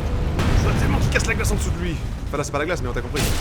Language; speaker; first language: French; native; French